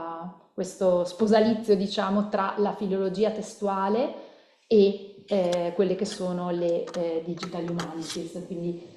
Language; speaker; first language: Italian; native; Italian